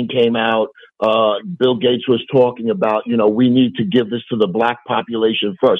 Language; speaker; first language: English; native; English